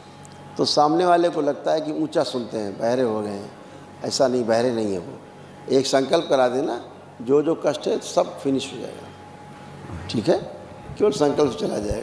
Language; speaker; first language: Hindi; native; Hindi